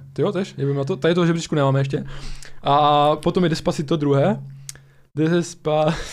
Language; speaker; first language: Czech; early bilingual, other home language; Slovak